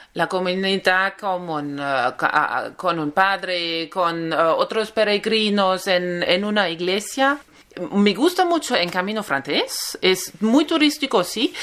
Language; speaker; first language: Spanish; non-native, learner; German